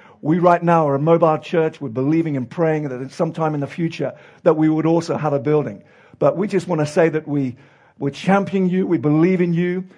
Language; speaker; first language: English; native; English